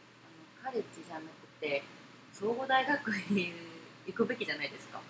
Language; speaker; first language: Japanese; non-native, fluent; Korean